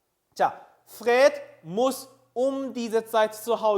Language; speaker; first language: German; non-native, fluent; Korean